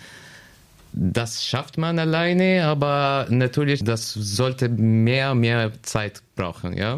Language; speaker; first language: German; non-native, learner; Arabic